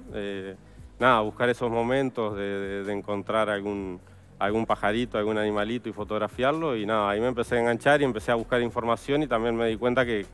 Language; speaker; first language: Spanish; native; Spanish